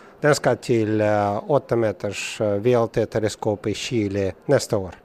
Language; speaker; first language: Swedish; non-native, fluent; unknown